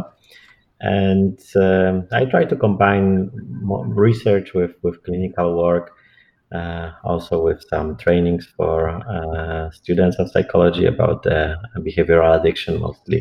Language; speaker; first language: English; non-native, fluent; Polish